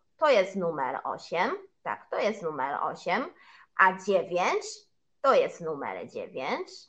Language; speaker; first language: Polish; non-native, learner; Chinese